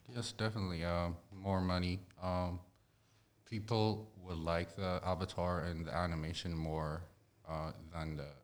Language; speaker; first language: English; non-native, fluent; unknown